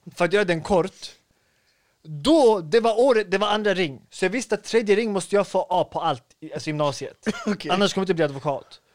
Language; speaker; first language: Swedish; early bilingual, other home language; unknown